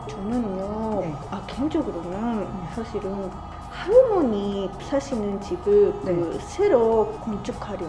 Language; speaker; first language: Korean; non-native, fluent; Japanese